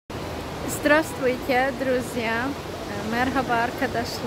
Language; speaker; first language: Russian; non-native, learner; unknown